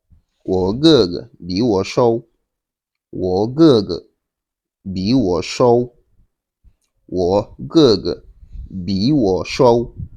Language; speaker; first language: Chinese; non-native, fluent; Wolof